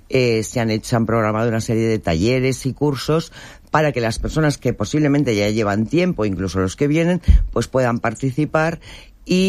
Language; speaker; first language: Spanish; native; Spanish